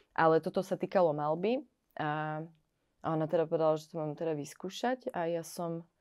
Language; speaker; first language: Slovak; native; Slovak